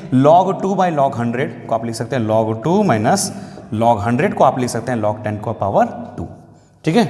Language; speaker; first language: Hindi; native; Hindi